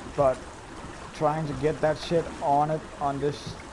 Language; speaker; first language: English; non-native, fluent; Danish